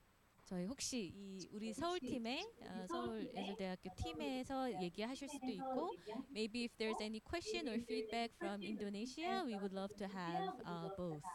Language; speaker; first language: English; non-native, fluent; Korean